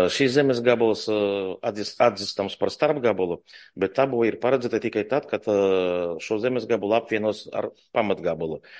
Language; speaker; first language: Latvian; non-native, local second language; Russian